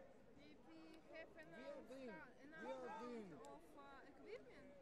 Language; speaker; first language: English; non-native, learner; Russian